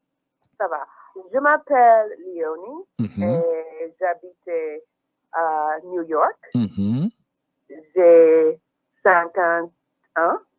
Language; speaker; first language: French; non-native, learner; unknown